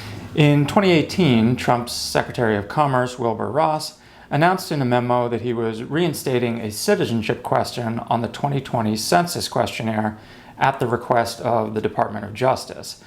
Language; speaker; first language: English; native; English